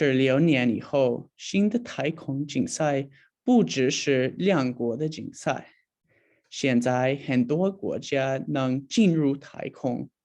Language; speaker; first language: Chinese; non-native, learner; English